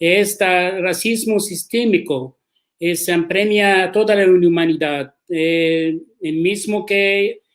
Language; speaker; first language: Spanish; non-native, learner; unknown